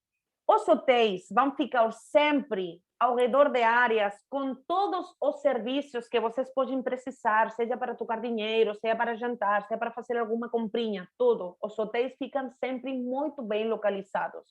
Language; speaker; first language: Portuguese; non-native, fluent; Spanish